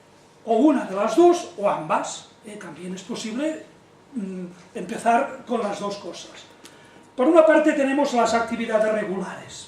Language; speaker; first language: Spanish; native; Spanish